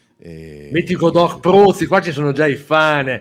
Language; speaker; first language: Italian; native; Italian